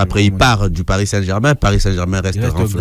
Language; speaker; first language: French; non-native, local second language; Lingala